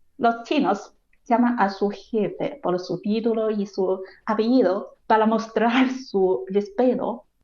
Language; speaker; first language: Spanish; non-native, fluent; Chinese